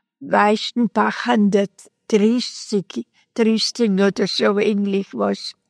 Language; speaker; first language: German; native; German